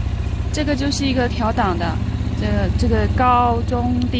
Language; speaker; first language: Chinese; native; Chinese